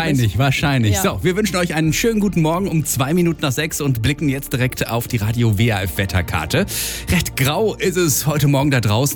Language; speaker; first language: German; native; German